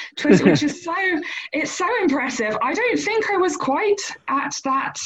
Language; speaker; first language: English; native; English